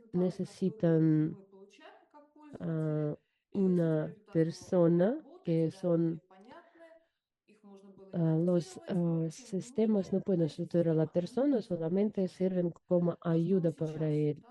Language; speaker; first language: Spanish; non-native, fluent; Russian